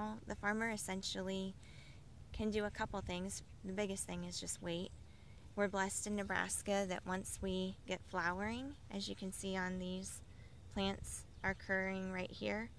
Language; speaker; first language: English; native; English